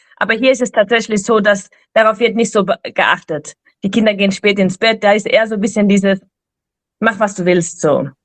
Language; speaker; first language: German; native; German